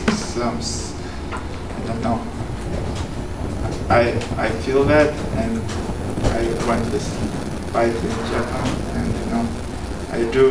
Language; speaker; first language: English; non-native, learner; Lithuanian